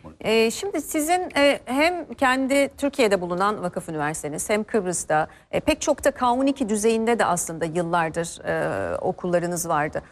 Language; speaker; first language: Turkish; native; Turkish